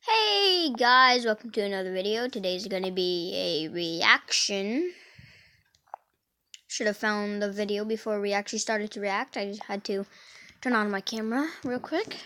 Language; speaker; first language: English; native; English